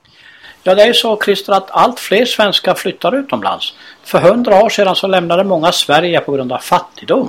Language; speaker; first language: Swedish; native; Swedish